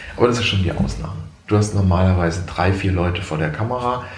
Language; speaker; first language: German; native; German